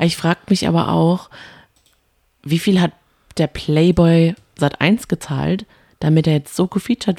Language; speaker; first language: German; native; German